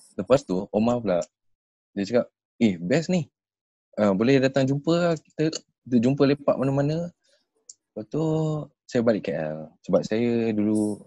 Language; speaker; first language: Malay; native; Malay